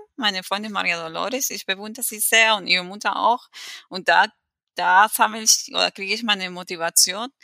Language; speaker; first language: German; non-native, fluent; Spanish